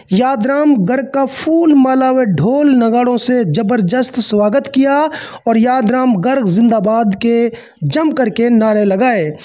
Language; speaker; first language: Hindi; native; Hindi